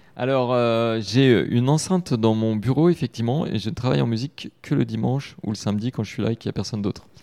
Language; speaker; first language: French; native; French